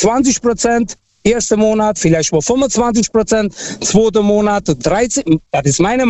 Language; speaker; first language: German; non-native, fluent; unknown